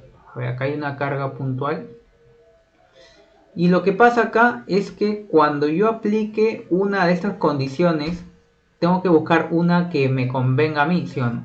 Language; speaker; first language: Spanish; native; Spanish